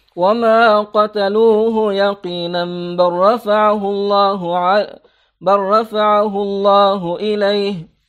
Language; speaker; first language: Arabic; non-native, fluent; Persian